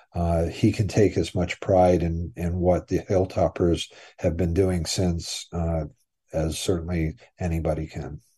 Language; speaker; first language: English; native; English